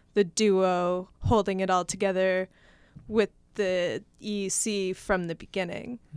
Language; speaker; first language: English; native; English